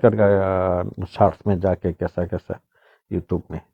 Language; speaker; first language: Hindi; non-native, local second language; Bangla